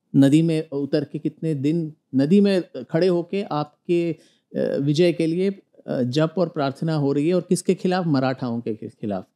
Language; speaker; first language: Hindi; non-native, local second language; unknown